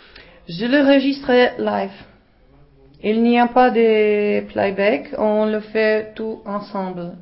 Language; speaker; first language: French; non-native, learner; Czech